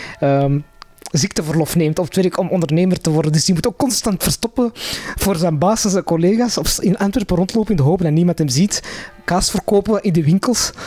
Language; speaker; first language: Dutch; non-native, local second language; Arabic